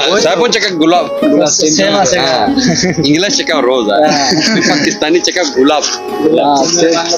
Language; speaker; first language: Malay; non-native, learner; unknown